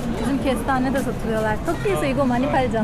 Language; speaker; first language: Korean; non-native, fluent; Turkish